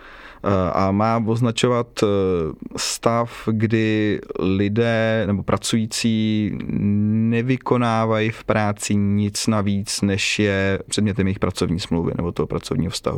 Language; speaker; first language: Czech; native; Czech